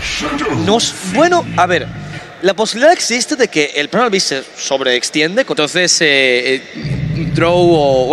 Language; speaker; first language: Spanish; native; Spanish